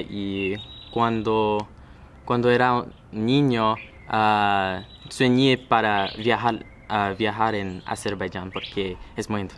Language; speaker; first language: Spanish; non-native, learner; English